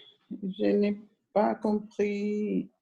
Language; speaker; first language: French; non-native, learner; Spanish